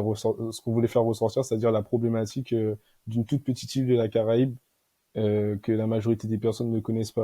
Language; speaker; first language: French; native; French